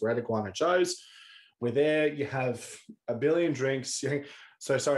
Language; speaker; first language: English; native; English